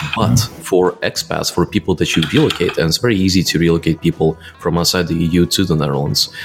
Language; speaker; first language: English; non-native, fluent; Russian